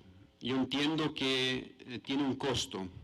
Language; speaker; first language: Spanish; non-native, fluent; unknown